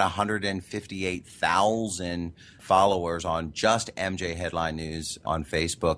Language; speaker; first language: English; native; English